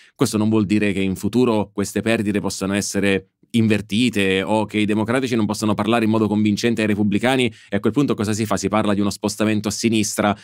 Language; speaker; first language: Italian; native; Italian